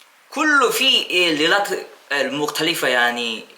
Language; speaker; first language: Arabic; non-native, learner; Korean